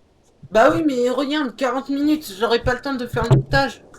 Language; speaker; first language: French; native; French